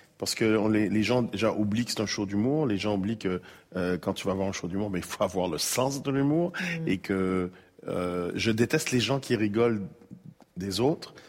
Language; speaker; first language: French; native; French